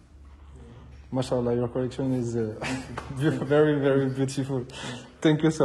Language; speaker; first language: English; non-native, learner; French